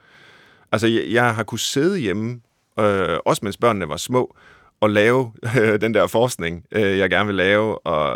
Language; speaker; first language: Danish; native; Danish